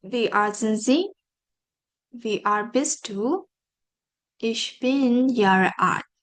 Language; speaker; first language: German; non-native, fluent; Burmese